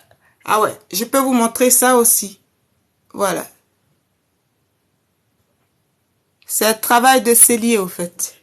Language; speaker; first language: French; native; French